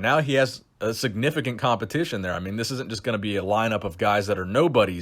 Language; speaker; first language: English; native; English